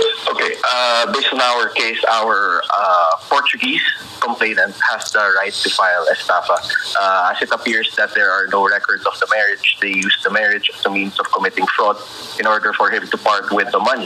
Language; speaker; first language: English; non-native, local second language; Filipino